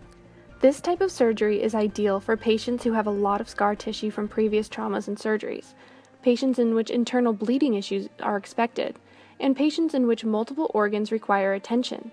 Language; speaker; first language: English; native; English